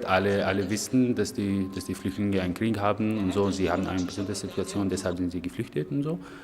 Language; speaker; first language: German; non-native, fluent; Arabic